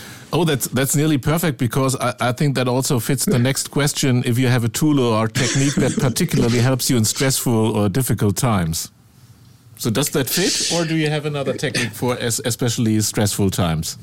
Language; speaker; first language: English; non-native, fluent; German